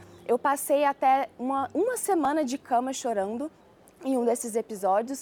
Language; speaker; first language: Portuguese; early bilingual, other home language; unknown